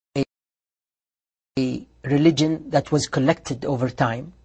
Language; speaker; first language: English; non-native, fluent; Arabic